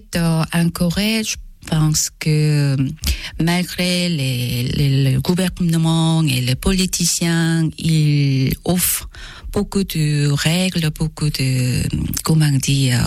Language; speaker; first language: French; non-native, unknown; Korean